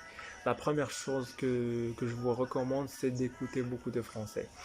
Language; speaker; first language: French; non-native, fluent; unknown